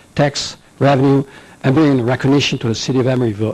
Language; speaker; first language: English; non-native, fluent; Dutch